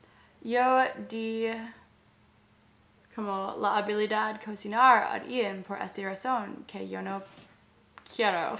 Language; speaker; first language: Spanish; non-native, learner; English